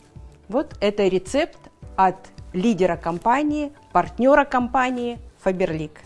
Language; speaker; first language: Russian; native; Russian